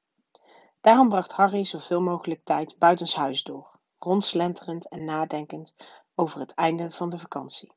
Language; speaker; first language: Dutch; native; Dutch